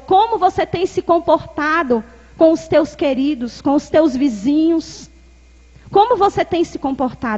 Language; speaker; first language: Portuguese; native; Portuguese